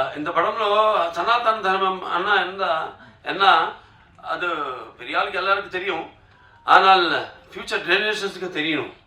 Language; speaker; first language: Tamil; non-native, local second language; Telugu